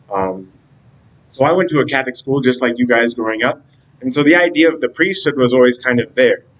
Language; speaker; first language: English; native; English